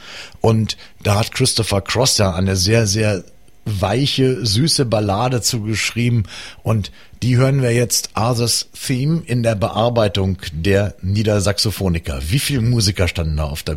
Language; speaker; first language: German; native; German